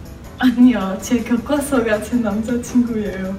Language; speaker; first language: Korean; non-native, learner; Chinese